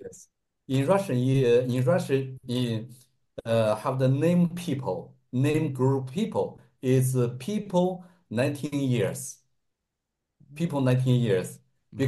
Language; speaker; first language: English; non-native, learner; Russian